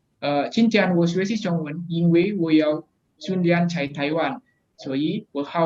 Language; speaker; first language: Chinese; non-native, learner; Indonesian